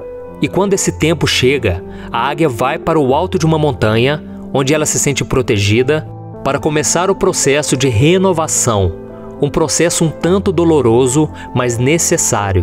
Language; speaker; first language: Portuguese; native; Portuguese